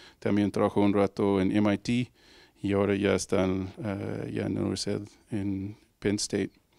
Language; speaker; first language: Spanish; native; Spanish